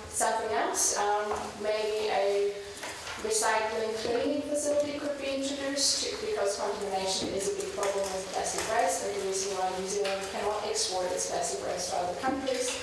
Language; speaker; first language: English; non-native, fluent; German